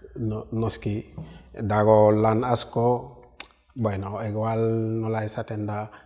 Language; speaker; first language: Basque; non-native, fluent; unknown